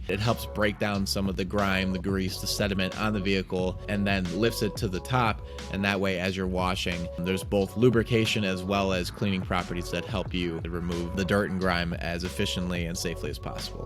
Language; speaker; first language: English; native; English